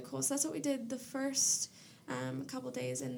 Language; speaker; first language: English; native; English